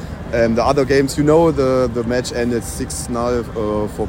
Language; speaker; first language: English; non-native, learner; German